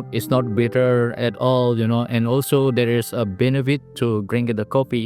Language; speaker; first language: English; non-native, learner; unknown